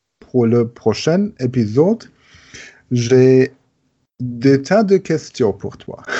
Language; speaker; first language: French; non-native, learner; German